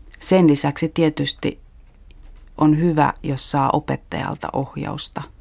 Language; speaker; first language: Finnish; native; Finnish